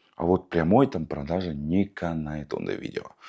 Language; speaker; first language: Russian; non-native, local second language; Kazakh